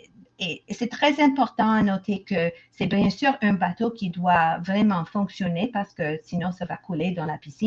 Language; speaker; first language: French; non-native, local second language; English